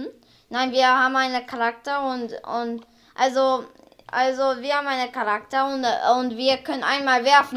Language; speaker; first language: German; early bilingual, other home language; Hungarian